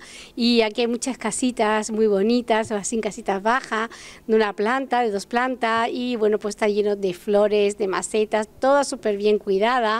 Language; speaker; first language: Spanish; native; Spanish